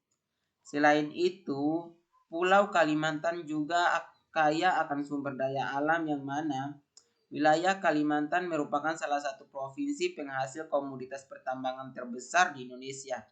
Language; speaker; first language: Indonesian; native; Indonesian